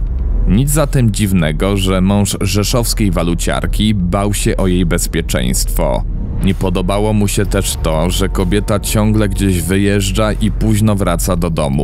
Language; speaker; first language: Polish; native; Polish